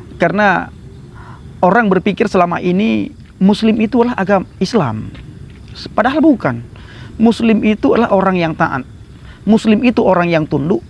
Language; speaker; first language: Indonesian; non-native, local second language; Achinese